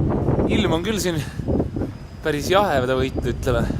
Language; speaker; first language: Estonian; native; Estonian